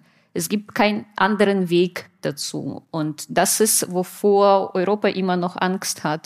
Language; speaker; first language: German; non-native, fluent; Russian